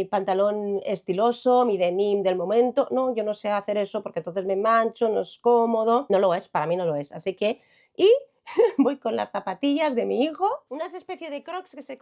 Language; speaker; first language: Spanish; native; Spanish